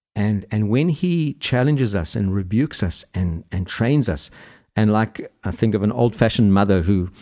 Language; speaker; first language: English; native; English